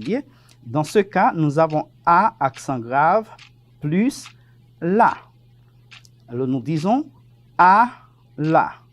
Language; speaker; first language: French; non-native, fluent; Spanish